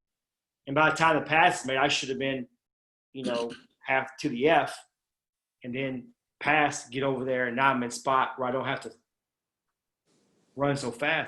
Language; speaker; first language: English; native; English